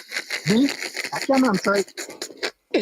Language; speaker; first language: English; non-native, local second language; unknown